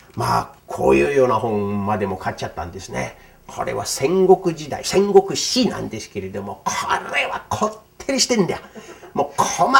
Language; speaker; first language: Japanese; non-native, fluent; English